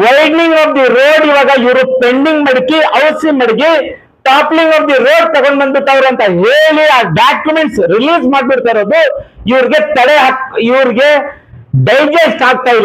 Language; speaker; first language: Kannada; native; Kannada